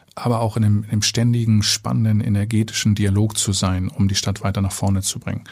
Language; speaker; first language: German; native; German